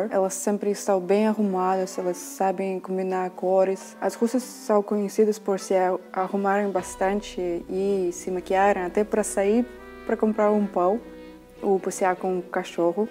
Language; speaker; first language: Portuguese; non-native, fluent; Russian